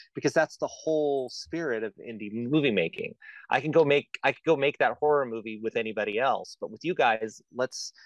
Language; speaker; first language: English; native; English